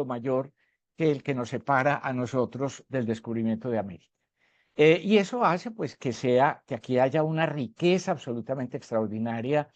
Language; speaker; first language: Spanish; native; Spanish